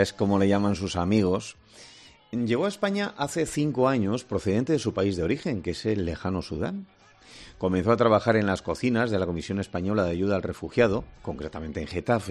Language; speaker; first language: Spanish; native; Spanish